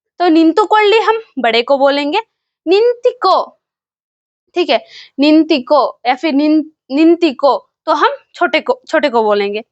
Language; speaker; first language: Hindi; non-native, local second language; Kannada